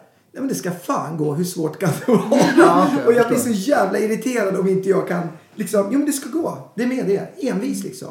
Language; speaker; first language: Swedish; native; Swedish